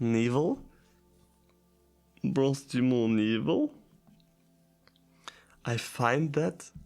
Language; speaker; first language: Portuguese; non-native, learner; German